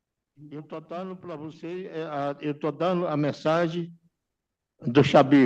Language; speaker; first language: Portuguese; non-native, local second language; Yanomámi